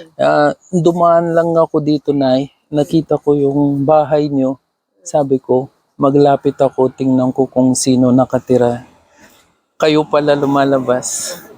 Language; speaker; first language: Filipino; non-native, learner; Urdu